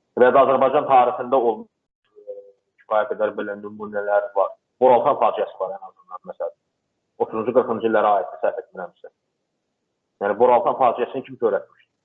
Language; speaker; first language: Azerbaijani; non-native, local second language; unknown